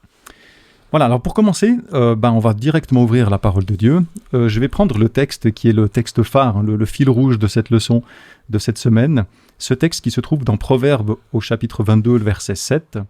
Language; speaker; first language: French; native; French